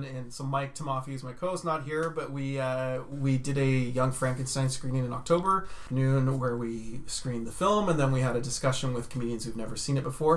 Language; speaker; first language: English; native; English